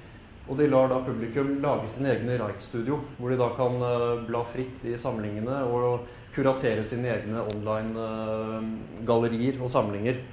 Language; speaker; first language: Norwegian; native; Norwegian